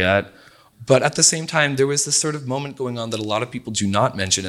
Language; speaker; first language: English; native; English